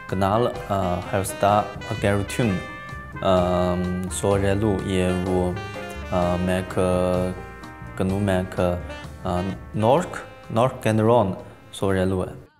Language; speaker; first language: Armenian; non-native, learner; Chinese